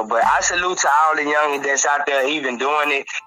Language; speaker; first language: English; native; English